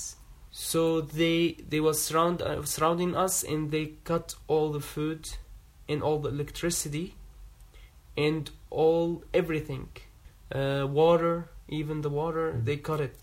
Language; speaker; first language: English; non-native, learner; Arabic